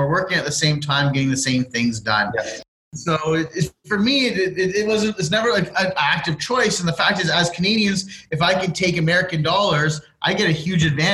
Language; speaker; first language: English; native; English